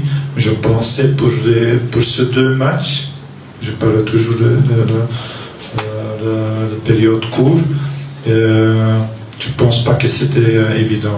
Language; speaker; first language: French; non-native, local second language; Dutch